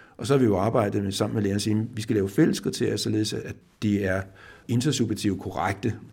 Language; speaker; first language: Danish; native; Danish